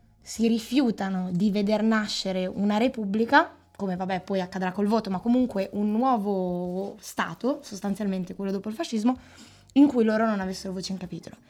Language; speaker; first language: Italian; native; Italian